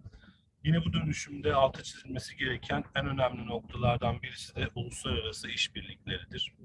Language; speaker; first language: Turkish; native; Turkish